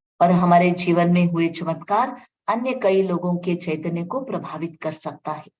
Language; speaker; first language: Hindi; non-native, local second language; Marathi